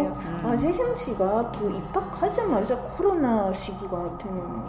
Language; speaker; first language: Korean; non-native, fluent; Japanese